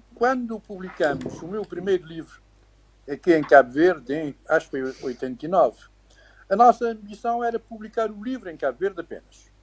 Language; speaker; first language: Portuguese; native; Portuguese